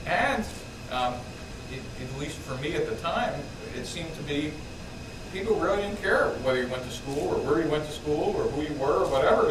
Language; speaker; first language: English; native; English